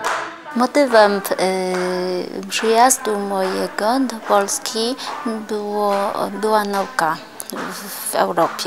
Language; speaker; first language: Polish; non-native, fluent; Vietnamese